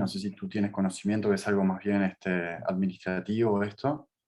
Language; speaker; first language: Spanish; native; Spanish